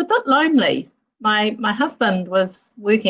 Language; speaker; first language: English; native; English